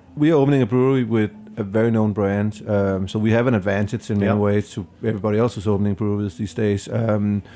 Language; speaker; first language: English; non-native, fluent; Danish